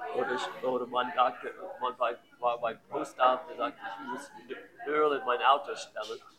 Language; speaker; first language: German; non-native, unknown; English